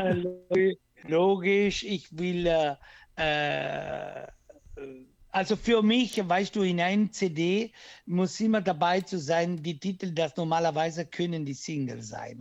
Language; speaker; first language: German; non-native, fluent; Italian